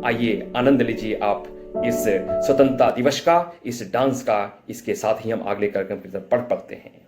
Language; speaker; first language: Hindi; native; Hindi